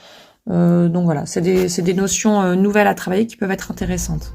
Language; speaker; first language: French; native; French